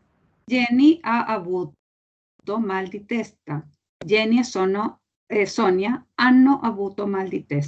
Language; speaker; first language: Italian; non-native, learner; Spanish